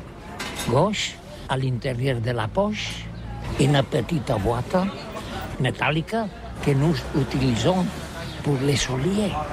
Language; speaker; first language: French; non-native, learner; Catalan